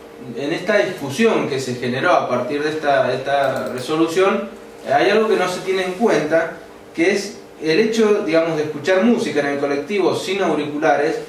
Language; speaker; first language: Spanish; native; Spanish